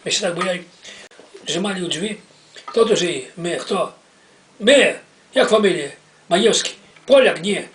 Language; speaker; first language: Polish; early bilingual, heritage; Polish